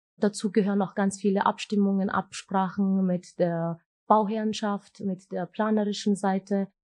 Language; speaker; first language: German; early bilingual, other home language; Turkish